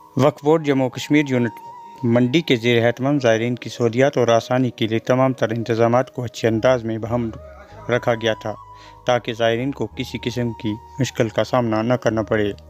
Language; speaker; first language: Urdu; non-native, local second language; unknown